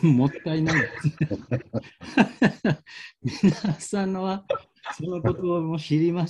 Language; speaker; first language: Japanese; non-native, learner; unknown